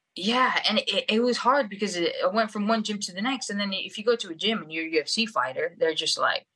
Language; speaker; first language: English; early bilingual, other home language; Spanish